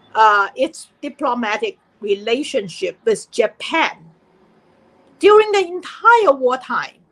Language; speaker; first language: English; non-native, fluent; Chinese